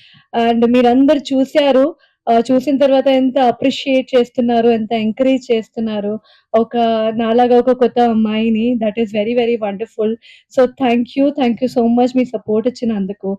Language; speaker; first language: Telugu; non-native, fluent; Hindi